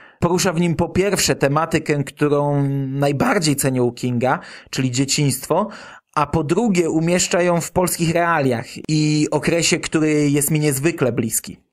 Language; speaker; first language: Polish; native; Polish